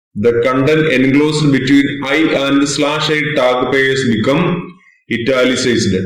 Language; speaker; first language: English; non-native, local second language; Malayalam